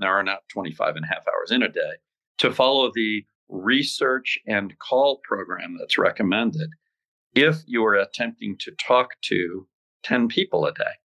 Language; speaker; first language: English; native; English